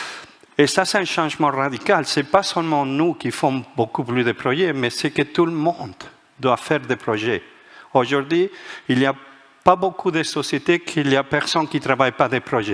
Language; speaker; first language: French; non-native, fluent; Spanish